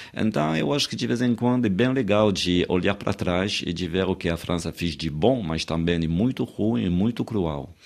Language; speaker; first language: Portuguese; non-native, fluent; French